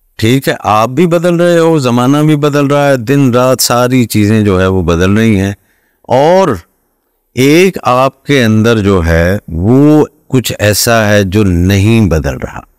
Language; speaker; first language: Urdu; non-native, local second language; Punjabi